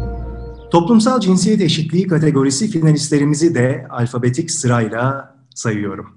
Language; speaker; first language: Turkish; native; Turkish